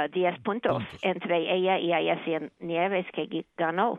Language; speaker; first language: Spanish; non-native, fluent; English